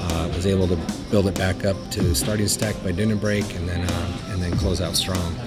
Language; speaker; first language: English; native; English